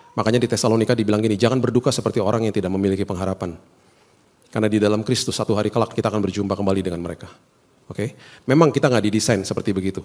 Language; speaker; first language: Indonesian; native; Indonesian